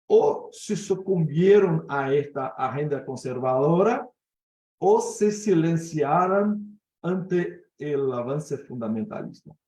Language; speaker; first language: Spanish; non-native, fluent; Portuguese